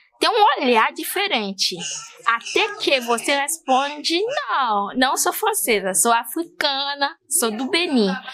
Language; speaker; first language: Portuguese; non-native, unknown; Fon